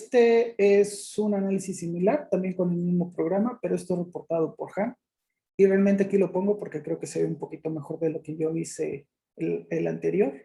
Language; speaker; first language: Spanish; native; Spanish